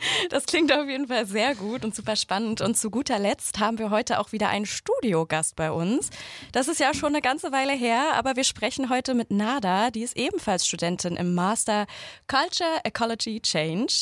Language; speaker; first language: German; native; German